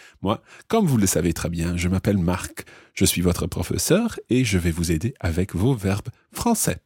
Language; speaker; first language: French; non-native, fluent; English